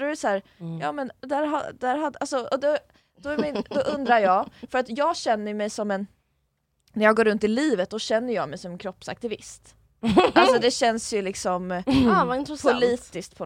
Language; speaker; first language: Swedish; native; Swedish